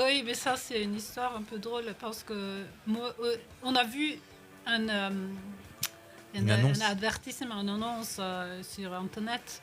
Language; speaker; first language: French; non-native, fluent; Norwegian